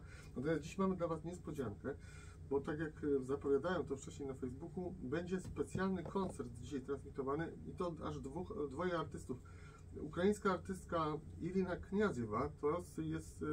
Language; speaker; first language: Polish; native; Polish